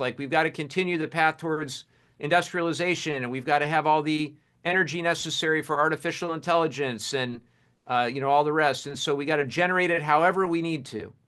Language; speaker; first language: English; native; English